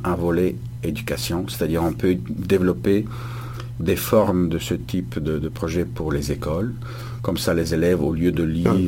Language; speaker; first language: French; non-native, fluent; Bulgarian